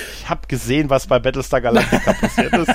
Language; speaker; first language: German; native; German